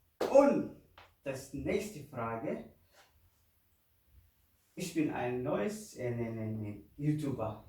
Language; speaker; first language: German; non-native, learner; Somali